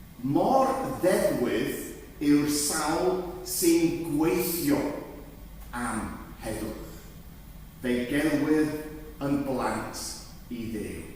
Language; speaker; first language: Welsh; non-native, fluent; English